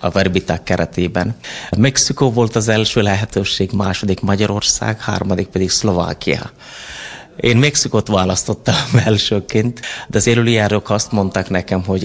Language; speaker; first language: Hungarian; non-native, fluent; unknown